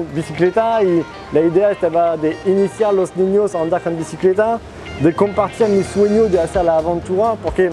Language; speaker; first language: Spanish; non-native, learner; French